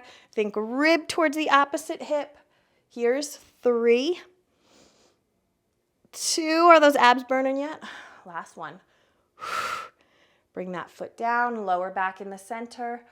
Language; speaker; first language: English; native; English